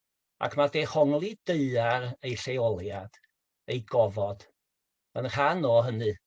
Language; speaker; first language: Welsh; native; Welsh